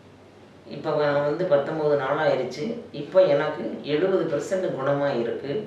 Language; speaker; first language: Tamil; native; Tamil